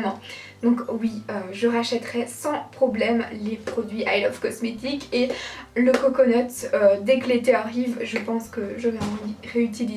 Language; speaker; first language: French; native; French